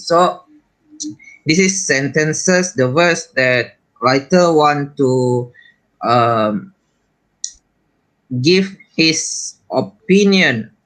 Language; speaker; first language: English; non-native, learner; Malay